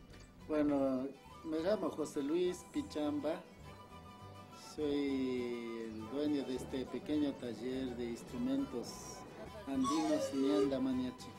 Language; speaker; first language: Spanish; non-native, local second language; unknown